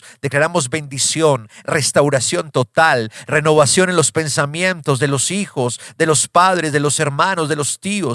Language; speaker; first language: Spanish; native; Spanish